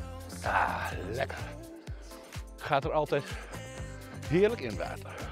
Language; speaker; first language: Dutch; native; Dutch